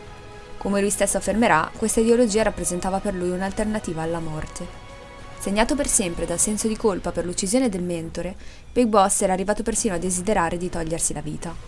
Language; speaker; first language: Italian; native; Italian